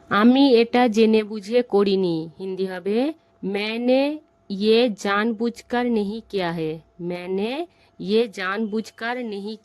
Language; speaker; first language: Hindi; non-native, fluent; Bangla